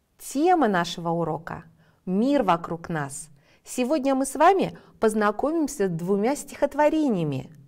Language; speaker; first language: Russian; native; Russian